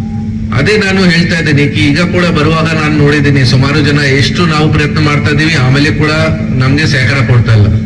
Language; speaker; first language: Kannada; non-native, local second language; Hindi